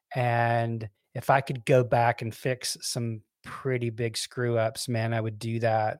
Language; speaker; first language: English; native; English